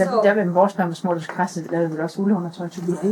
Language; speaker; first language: Danish; native; Danish